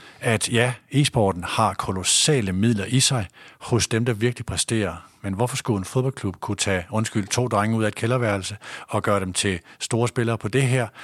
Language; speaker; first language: Danish; native; Danish